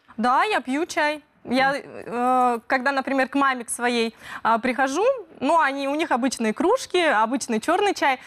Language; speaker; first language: Russian; native; Russian